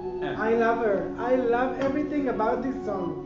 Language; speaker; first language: English; non-native, fluent; Hebrew